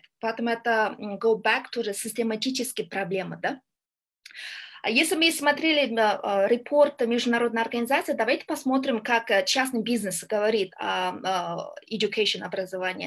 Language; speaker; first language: Russian; non-native, learner; Kyrgyz